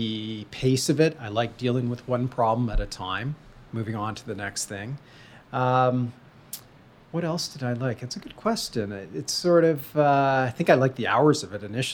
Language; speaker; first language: English; native; English